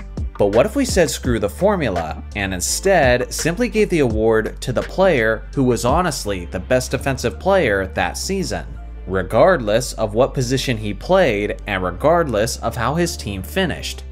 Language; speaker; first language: English; native; English